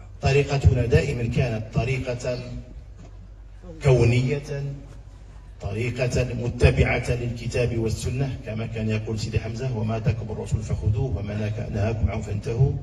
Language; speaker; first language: Arabic; native; Arabic